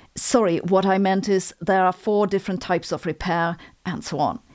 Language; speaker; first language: English; non-native, fluent; German